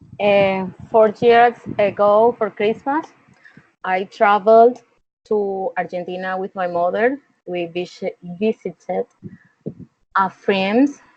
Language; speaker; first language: English; non-native, learner; Spanish